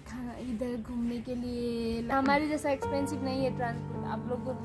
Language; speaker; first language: Hindi; non-native, learner; Nepali